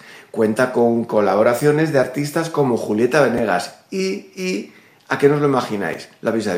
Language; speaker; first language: Spanish; native; Spanish